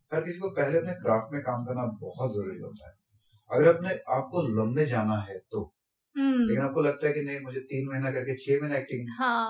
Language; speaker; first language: Hindi; non-native, local second language; Assamese